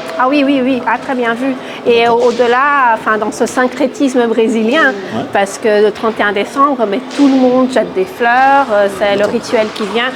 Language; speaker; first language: French; non-native, fluent; Portuguese